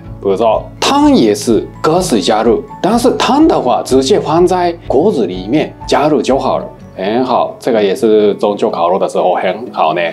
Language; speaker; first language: Chinese; non-native, fluent; Japanese